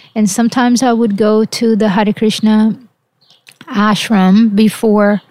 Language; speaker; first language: English; early bilingual, other home language; Portuguese